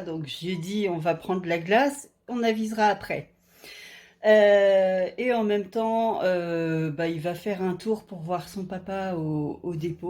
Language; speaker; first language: French; native; French